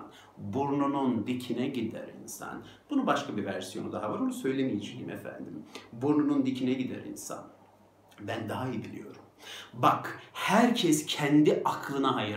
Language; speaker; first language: Turkish; native; Turkish